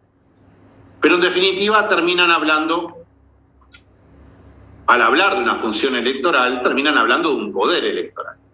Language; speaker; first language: Spanish; native; Spanish